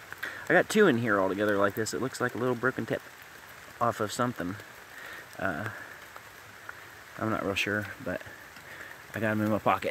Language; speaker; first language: English; native; English